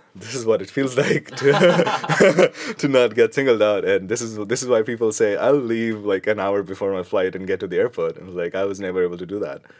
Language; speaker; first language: English; non-native, local second language; Punjabi